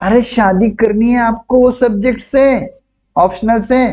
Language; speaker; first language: Hindi; non-native, local second language; Marathi